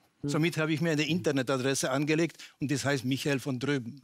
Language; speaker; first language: German; non-native, fluent; Polish